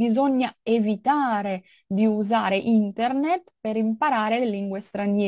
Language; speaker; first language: Italian; non-native, fluent; Russian